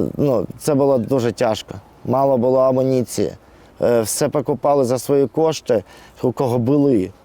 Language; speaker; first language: Ukrainian; non-native, local second language; Russian